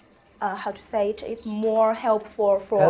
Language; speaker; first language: English; non-native, learner; Chinese